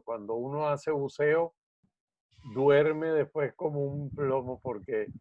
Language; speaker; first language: Spanish; native; Spanish